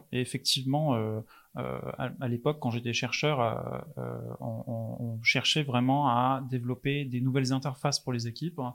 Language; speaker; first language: French; non-native, fluent; English